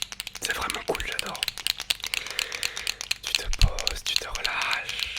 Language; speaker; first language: French; native; French